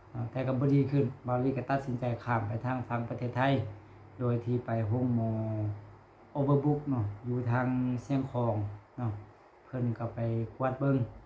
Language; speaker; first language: Lao; non-native, local second language; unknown